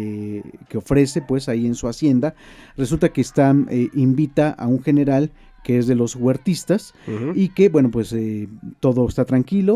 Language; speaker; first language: Spanish; native; Spanish